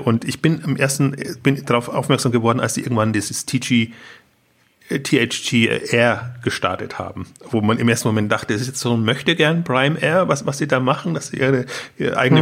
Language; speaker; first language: German; native; German